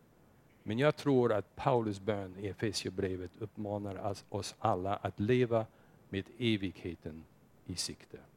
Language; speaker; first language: Swedish; non-native, fluent; English